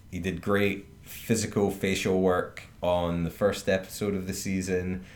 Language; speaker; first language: English; native; English